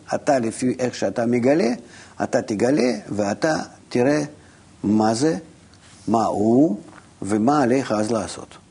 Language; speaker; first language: Hebrew; non-native, fluent; Russian